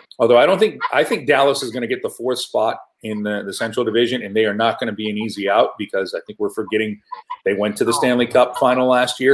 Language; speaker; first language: English; native; English